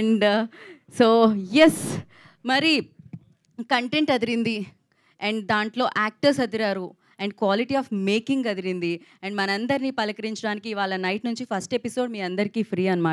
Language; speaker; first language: Telugu; native; Telugu